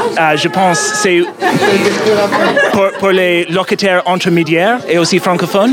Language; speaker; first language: French; non-native, learner; English